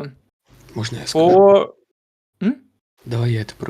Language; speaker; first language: Russian; native; Russian